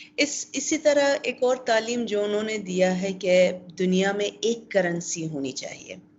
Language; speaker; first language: Urdu; non-native, local second language; Pashto